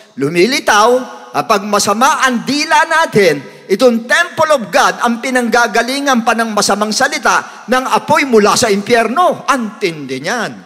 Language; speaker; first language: Filipino; native; Filipino